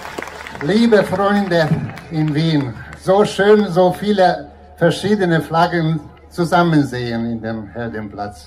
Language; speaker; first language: German; non-native, fluent; Hungarian